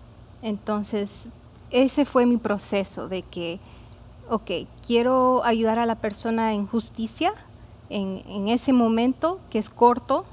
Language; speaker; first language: Spanish; early bilingual, heritage; Spanish